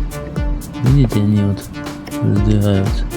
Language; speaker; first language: Russian; native; Russian